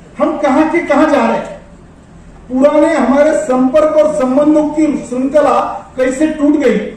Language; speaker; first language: Hindi; non-native, local second language; Marwari